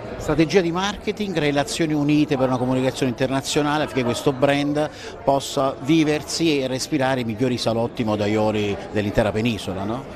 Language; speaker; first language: Italian; native; Italian